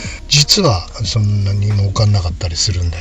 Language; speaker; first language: Japanese; native; Japanese